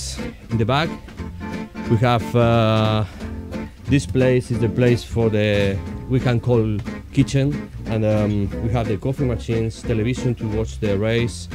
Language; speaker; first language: English; non-native, learner; Spanish